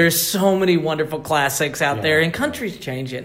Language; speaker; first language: English; native; English